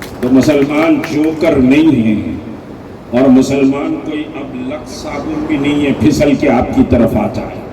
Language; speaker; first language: Urdu; native; Urdu